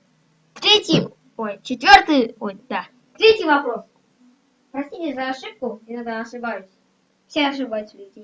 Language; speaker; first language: Russian; non-native, local second language; Kazakh